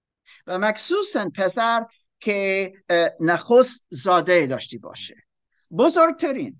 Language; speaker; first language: Persian; non-native, learner; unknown